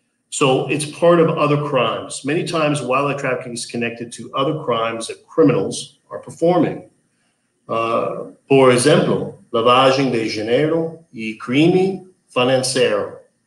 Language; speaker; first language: Portuguese; non-native, learner; English